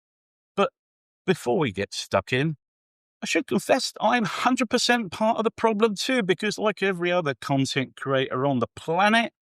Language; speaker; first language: English; native; English